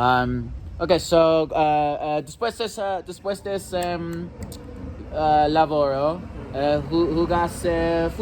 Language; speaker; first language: Spanish; non-native, learner; English